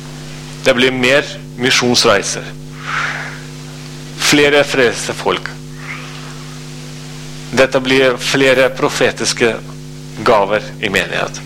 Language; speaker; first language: Norwegian; non-native, fluent; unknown